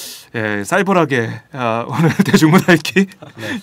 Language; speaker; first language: Korean; native; Korean